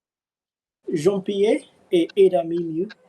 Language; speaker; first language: French; non-native, learner; English